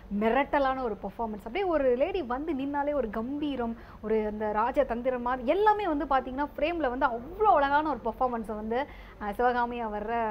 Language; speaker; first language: Tamil; native; Tamil